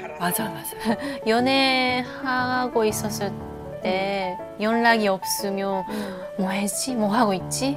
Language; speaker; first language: Korean; non-native, learner; Japanese